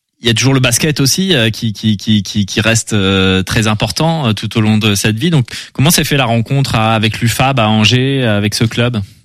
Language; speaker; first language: French; native; French